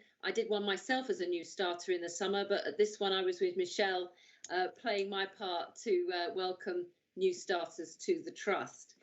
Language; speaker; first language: English; native; English